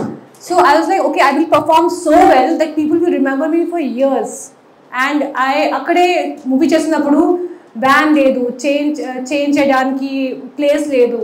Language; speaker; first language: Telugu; non-native, learner; Hindi